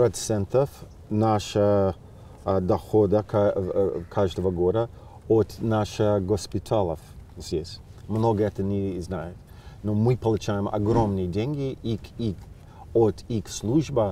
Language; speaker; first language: Russian; non-native, fluent; English